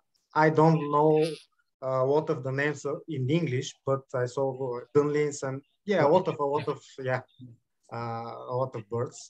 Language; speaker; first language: English; non-native, learner; Bulgarian